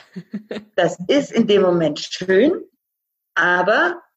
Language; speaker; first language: German; non-native, fluent; Croatian